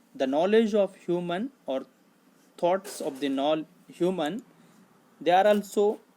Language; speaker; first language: English; non-native, local second language; Kannada